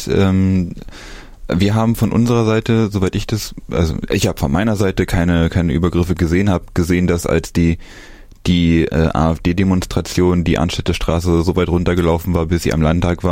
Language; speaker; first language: German; native; German